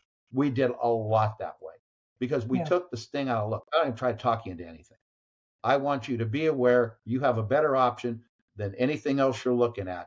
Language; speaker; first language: English; native; English